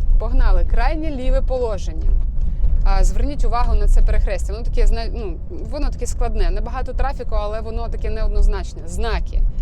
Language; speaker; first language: Ukrainian; non-native, local second language; Russian